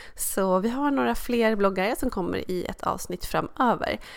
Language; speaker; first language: Swedish; native; Swedish